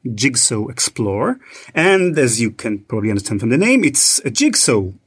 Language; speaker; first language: English; non-native, fluent; Hebrew